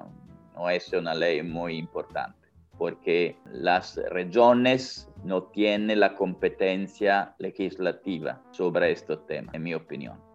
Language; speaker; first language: Spanish; non-native, fluent; Italian